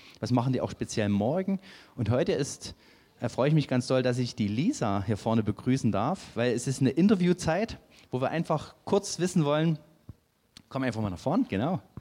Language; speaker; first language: German; native; German